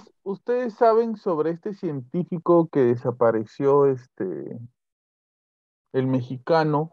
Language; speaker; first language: Spanish; native; Spanish